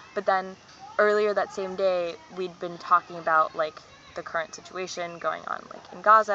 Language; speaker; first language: English; native; English